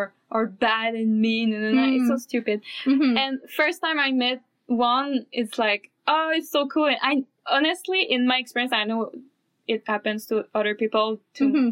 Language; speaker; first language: English; non-native, fluent; French